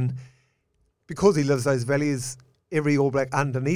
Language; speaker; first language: English; native; English